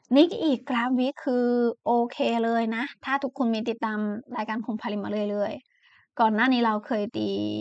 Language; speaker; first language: Thai; non-native, fluent; Chinese